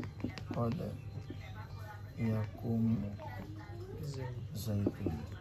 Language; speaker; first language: Arabic; non-native, fluent; Indonesian